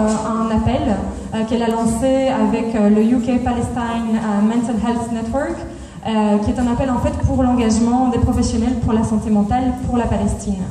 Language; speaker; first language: French; native; French